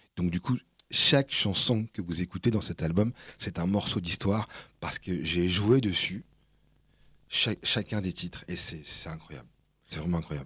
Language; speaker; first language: French; early bilingual, other home language; Spanish